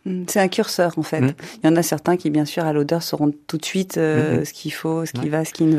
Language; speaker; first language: French; native; French